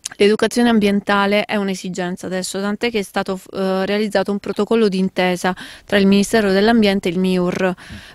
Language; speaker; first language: Italian; native; Italian